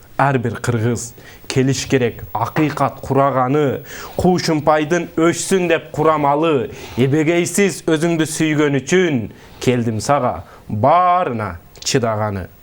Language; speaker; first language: Kyrgyz; early bilingual, heritage; Kyrgyz